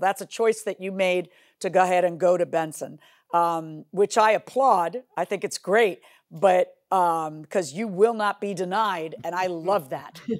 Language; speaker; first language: English; early bilingual, other home language; Spanish